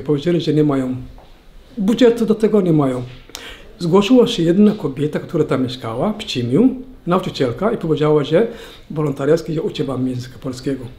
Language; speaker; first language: Polish; non-native, learner; Somali